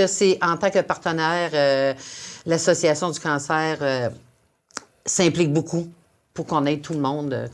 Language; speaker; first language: French; native; French